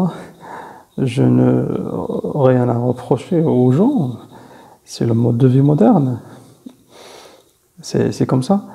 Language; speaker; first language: French; non-native, fluent; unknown